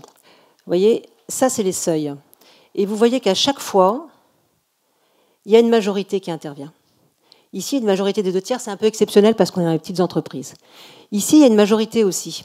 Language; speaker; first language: French; native; French